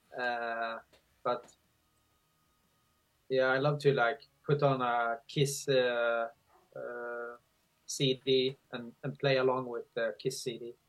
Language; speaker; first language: English; non-native, fluent; Swedish